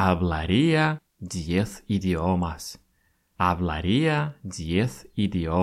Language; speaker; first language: Spanish; non-native, fluent; Russian